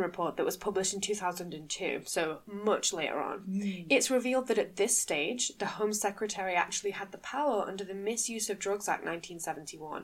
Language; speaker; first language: English; native; English